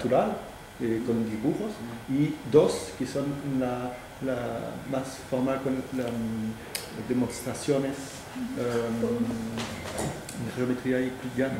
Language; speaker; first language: Spanish; non-native, fluent; French